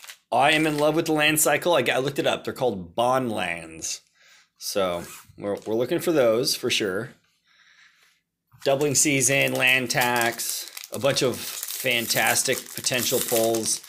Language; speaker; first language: English; native; English